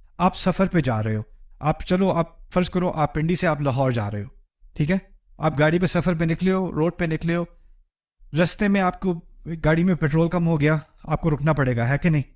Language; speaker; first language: Urdu; early bilingual, heritage; Urdu